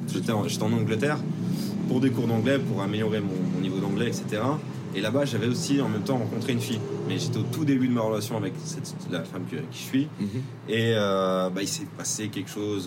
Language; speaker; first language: French; native; French